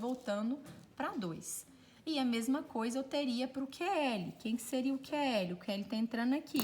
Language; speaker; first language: Portuguese; native; Portuguese